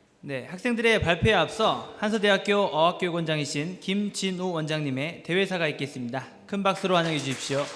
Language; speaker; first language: Korean; native; Korean